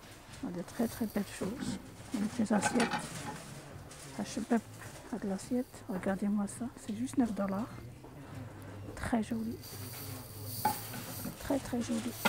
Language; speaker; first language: French; non-native, local second language; Arabic